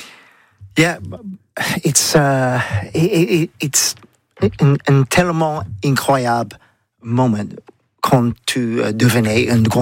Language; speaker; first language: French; non-native, learner; English